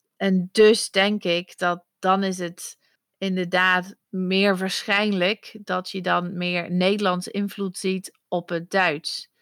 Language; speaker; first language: Dutch; non-native, fluent; English